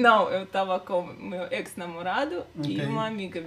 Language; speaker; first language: Portuguese; non-native, learner; Russian